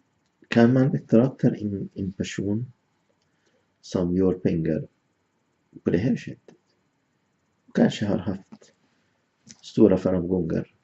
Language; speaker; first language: Swedish; non-native, fluent; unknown